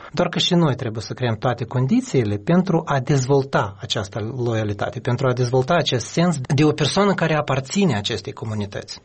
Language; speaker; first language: Romanian; non-native, local second language; Russian